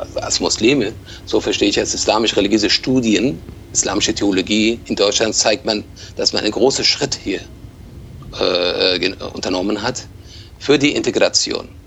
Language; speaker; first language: German; non-native, fluent; Persian